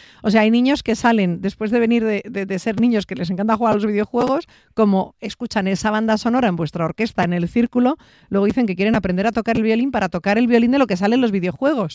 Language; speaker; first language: Spanish; native; Spanish